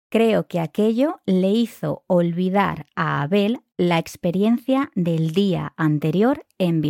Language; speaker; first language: Spanish; native; Spanish